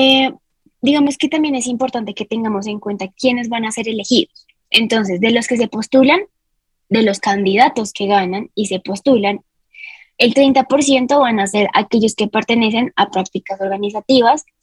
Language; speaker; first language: Spanish; native; Spanish